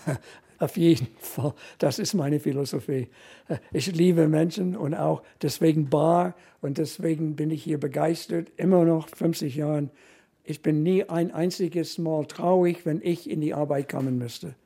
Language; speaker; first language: German; non-native, fluent; English